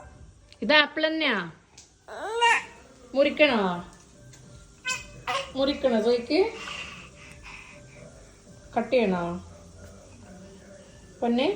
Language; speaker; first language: Malayalam; native; Malayalam